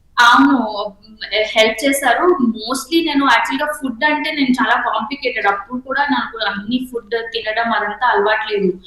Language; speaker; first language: Telugu; non-native, local second language; Hindi